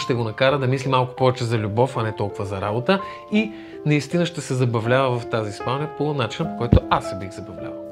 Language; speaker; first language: Bulgarian; native; Bulgarian